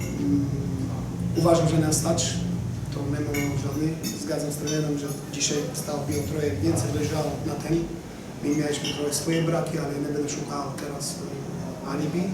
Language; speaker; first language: Polish; non-native, fluent; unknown